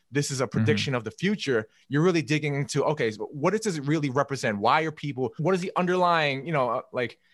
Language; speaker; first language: English; native; English